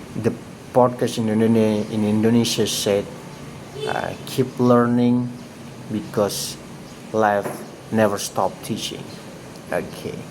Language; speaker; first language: English; non-native, learner; Indonesian